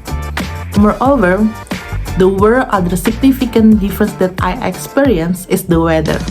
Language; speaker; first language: English; non-native, learner; Indonesian